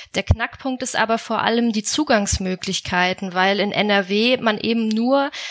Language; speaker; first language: German; native; German